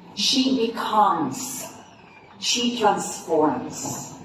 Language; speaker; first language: English; non-native, local second language; Filipino